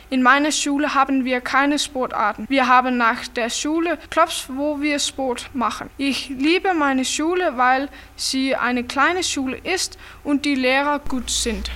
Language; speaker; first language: German; non-native, learner; Danish